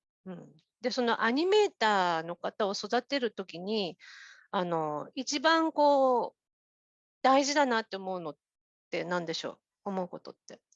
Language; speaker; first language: Japanese; native; Japanese